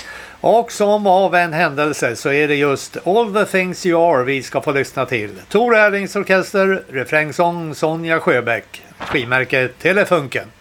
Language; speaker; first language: Swedish; native; Swedish